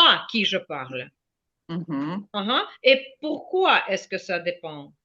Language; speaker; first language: French; non-native, fluent; Ukrainian